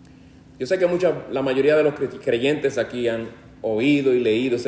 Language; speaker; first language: Spanish; native; Spanish